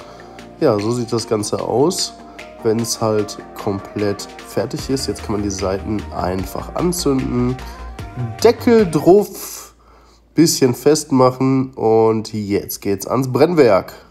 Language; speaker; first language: German; native; German